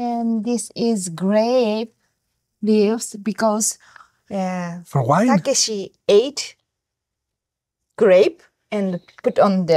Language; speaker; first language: English; non-native, learner; Japanese